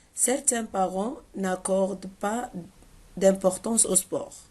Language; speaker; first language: French; non-native, local second language; Arabic